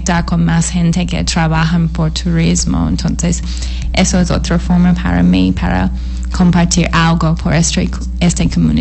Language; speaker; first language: Spanish; non-native, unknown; English